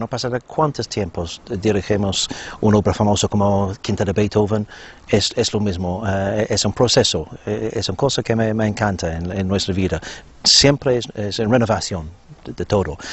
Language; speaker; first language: Spanish; non-native, fluent; English